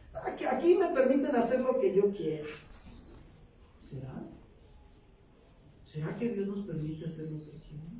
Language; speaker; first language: Spanish; native; Spanish